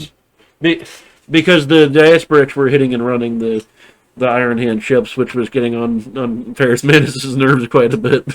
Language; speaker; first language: English; native; English